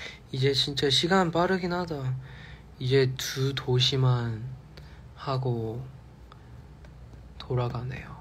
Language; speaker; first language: Korean; non-native, fluent; Chinese